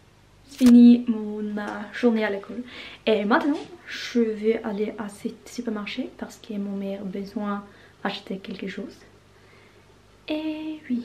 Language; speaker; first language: French; non-native, learner; Norwegian